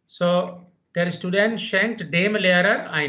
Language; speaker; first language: German; non-native, fluent; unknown